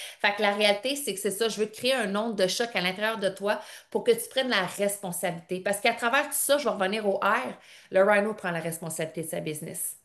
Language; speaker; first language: French; native; French